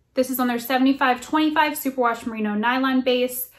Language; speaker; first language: English; native; English